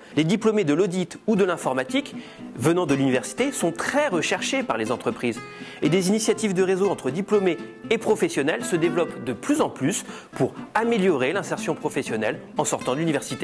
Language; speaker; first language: French; native; French